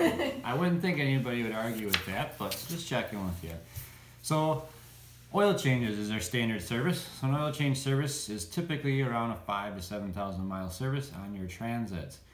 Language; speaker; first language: English; native; English